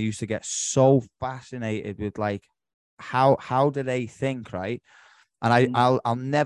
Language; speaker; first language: English; native; English